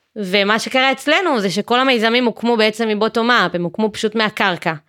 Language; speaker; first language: Hebrew; native; Hebrew